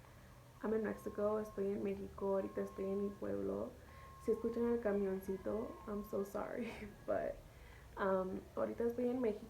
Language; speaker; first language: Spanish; early bilingual, heritage; Spanish